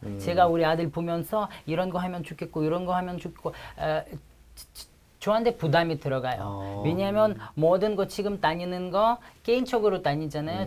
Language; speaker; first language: Korean; non-native, fluent; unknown